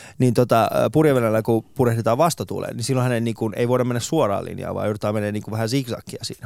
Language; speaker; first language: Finnish; non-native, fluent; Persian